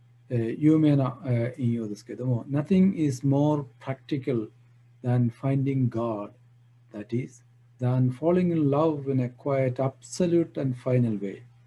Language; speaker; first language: English; non-native, local second language; Malayalam